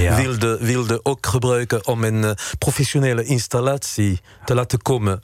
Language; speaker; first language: Dutch; non-native, fluent; French